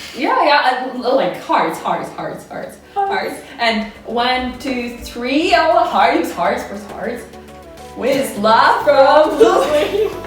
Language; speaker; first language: English; non-native, fluent; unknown